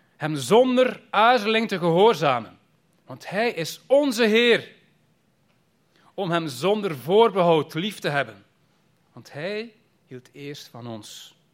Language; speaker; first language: Dutch; native; Dutch